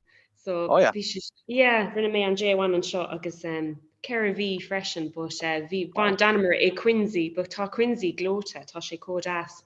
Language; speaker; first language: Irish; non-native, local second language; English